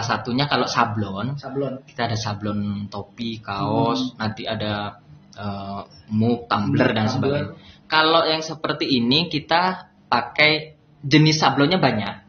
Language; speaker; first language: Indonesian; native; Indonesian